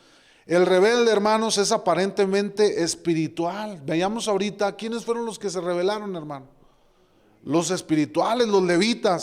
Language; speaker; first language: Spanish; native; Spanish